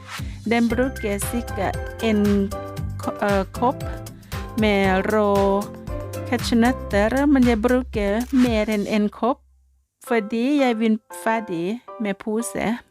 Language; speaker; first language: Norwegian; non-native, learner; Thai